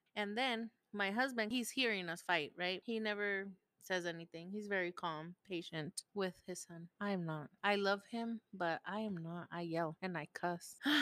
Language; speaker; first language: English; early bilingual, other home language; Spanish